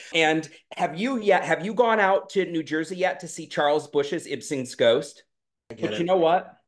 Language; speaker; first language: English; native; English